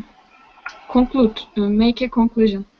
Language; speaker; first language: English; non-native, learner; Turkish